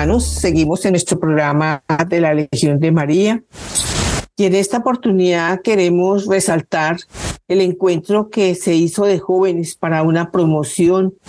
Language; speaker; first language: Spanish; native; Spanish